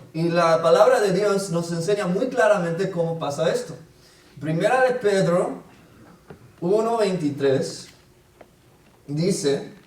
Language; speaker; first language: Spanish; non-native, fluent; English